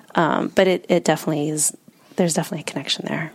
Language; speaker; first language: English; native; English